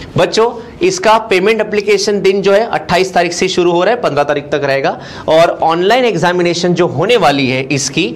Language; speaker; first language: Hindi; non-native, local second language; Marathi